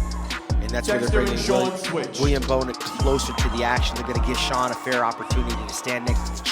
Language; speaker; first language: English; native; English